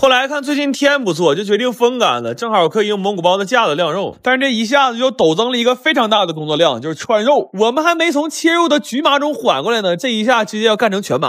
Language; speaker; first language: Chinese; native; Chinese